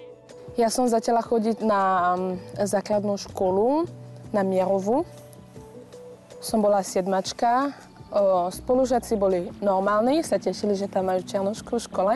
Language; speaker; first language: Slovak; non-native, fluent; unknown